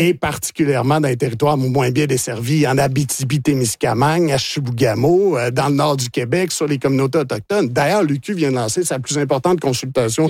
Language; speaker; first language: French; native; French